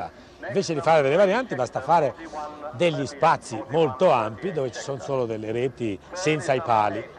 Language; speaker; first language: Italian; native; Italian